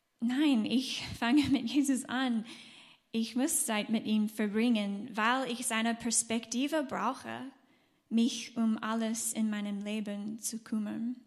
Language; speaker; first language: German; non-native, fluent; English